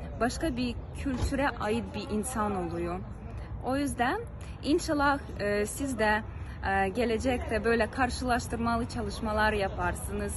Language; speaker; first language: Turkish; non-native, fluent; Ukrainian